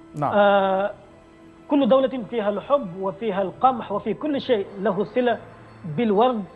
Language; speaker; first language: Arabic; non-native, fluent; Wolof